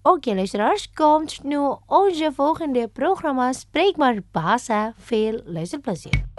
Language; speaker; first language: Dutch; non-native, learner; Indonesian